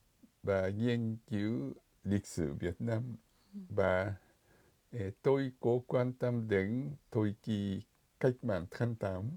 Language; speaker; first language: Vietnamese; non-native, fluent; Japanese